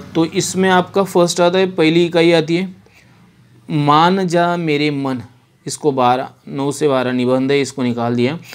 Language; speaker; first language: Hindi; non-native, local second language; Marathi